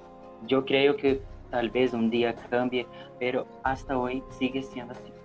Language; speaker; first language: Spanish; non-native, learner; Portuguese